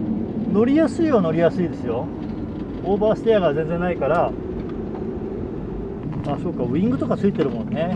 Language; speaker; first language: Japanese; native; Japanese